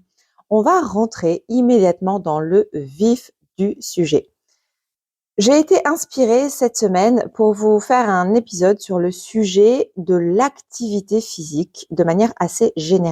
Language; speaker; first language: French; native; French